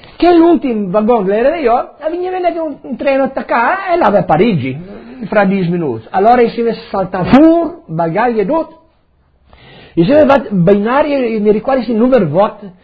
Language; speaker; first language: Italian; non-native, learner; Friulian